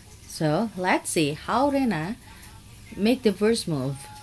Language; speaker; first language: English; non-native, fluent; Indonesian